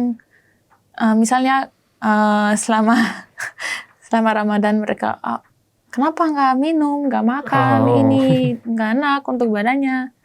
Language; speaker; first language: Indonesian; non-native, learner; German